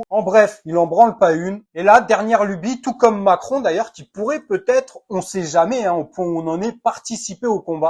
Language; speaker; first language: French; native; French